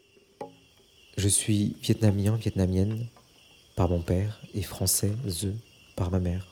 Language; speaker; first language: French; native; French